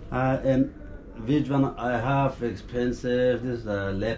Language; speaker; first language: English; non-native, learner; Persian